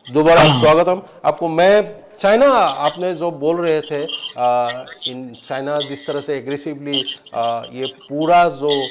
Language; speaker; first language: Hindi; non-native, local second language; Assamese